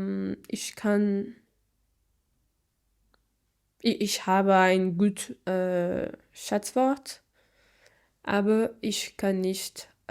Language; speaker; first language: German; non-native, learner; Portuguese